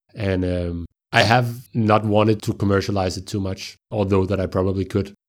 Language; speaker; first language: English; non-native, fluent; Danish